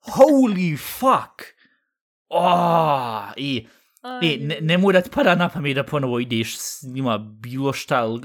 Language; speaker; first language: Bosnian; early bilingual, heritage; Bosnian